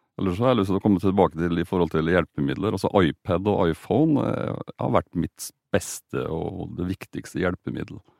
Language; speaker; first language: Norwegian; native; Norwegian